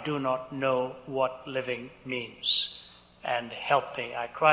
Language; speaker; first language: English; non-native, local second language; Hindi